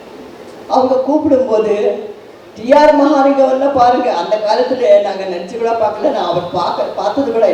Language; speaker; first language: Tamil; non-native, local second language; Telugu